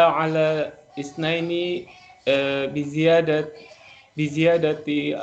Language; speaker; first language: Arabic; non-native, learner; Indonesian